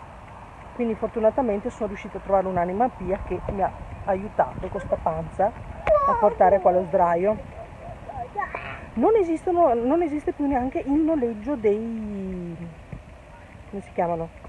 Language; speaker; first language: Italian; native; Italian